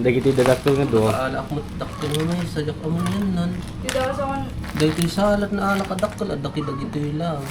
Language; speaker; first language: Filipino; non-native, local second language; Iloko